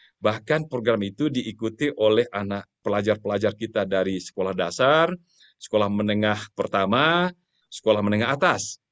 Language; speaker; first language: Indonesian; native; Indonesian